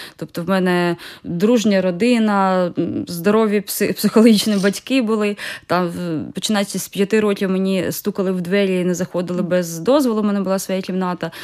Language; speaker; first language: Ukrainian; native; Ukrainian